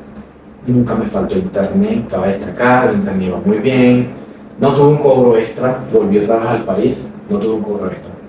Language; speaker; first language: Spanish; native; Spanish